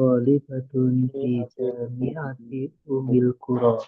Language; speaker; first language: Arabic; non-native, learner; Indonesian